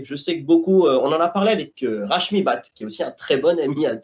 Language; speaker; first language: French; native; French